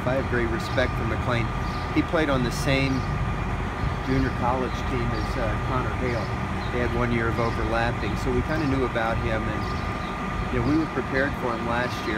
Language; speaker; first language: English; native; English